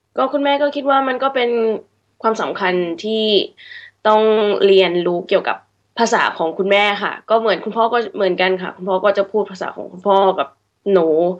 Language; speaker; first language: Thai; early bilingual, heritage; Thai